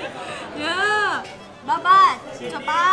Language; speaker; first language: Indonesian; non-native, learner; Japanese